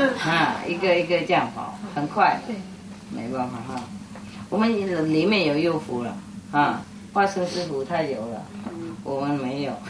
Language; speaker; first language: Chinese; non-native, fluent; Vietnamese